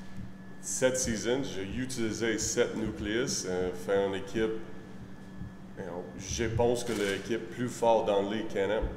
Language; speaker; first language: French; non-native, learner; English